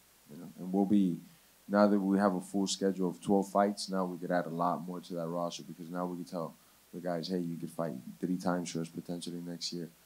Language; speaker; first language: English; early bilingual, other home language; Spanish